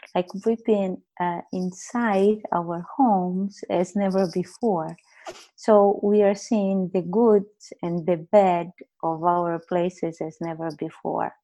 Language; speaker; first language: English; non-native, fluent; Portuguese